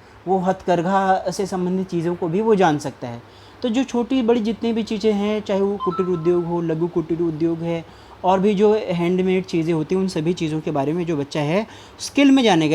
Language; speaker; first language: Hindi; native; Hindi